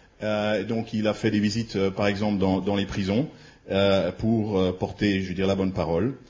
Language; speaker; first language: French; native; French